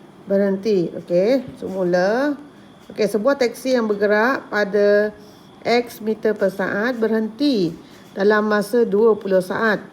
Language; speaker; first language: Malay; native; Malay